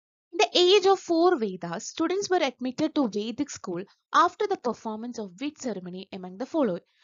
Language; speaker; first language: English; non-native, local second language; Malayalam